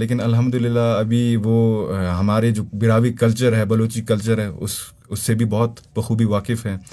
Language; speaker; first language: Urdu; non-native, local second language; Brahui